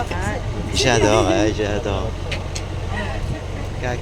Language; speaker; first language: French; non-native, learner; Spanish